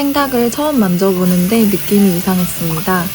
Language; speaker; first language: Korean; native; Korean